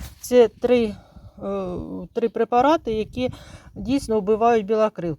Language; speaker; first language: Ukrainian; native; Ukrainian